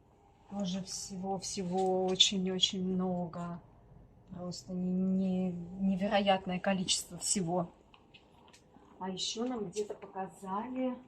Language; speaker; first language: Russian; native; Russian